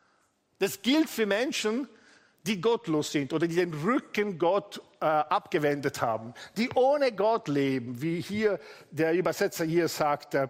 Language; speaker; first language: German; non-native, fluent; Italian